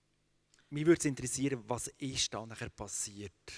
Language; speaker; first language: German; native; German